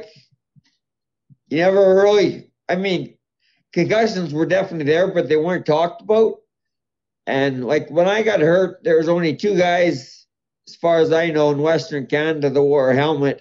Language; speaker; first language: English; native; English